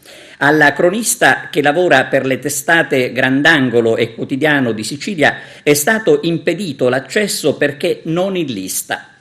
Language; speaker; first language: Italian; native; Italian